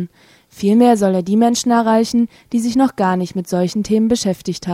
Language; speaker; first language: German; native; German